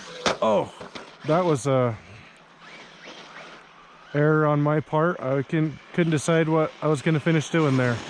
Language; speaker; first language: English; native; English